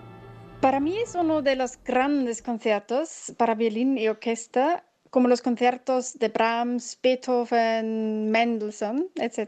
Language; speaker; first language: Spanish; non-native, fluent; German